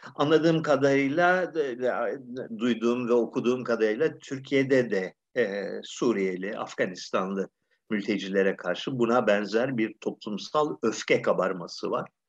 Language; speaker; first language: Turkish; native; Turkish